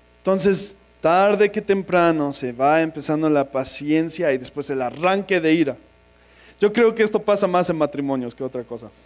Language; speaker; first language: Spanish; non-native, fluent; English